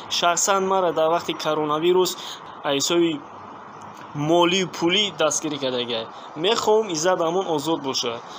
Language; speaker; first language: Tajik; native; Tajik